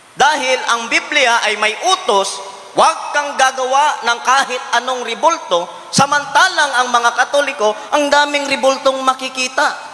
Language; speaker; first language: Filipino; non-native, local second language; Cebuano